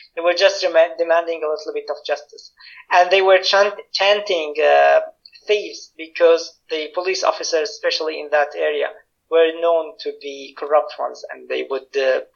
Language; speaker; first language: English; non-native, fluent; Arabic